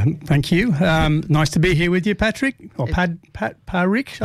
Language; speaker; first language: English; native; English